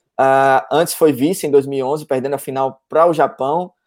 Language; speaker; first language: Portuguese; native; Portuguese